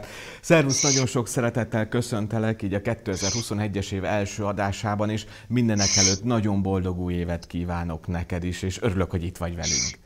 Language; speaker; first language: Hungarian; native; Hungarian